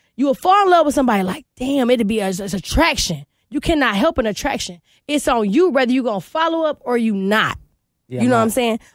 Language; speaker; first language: English; native; English